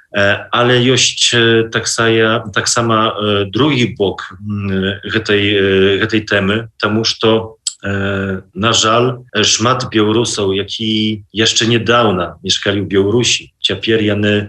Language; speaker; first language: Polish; non-native, learner; Belarusian